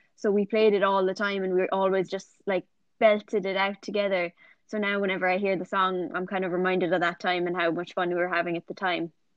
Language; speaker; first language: English; native; English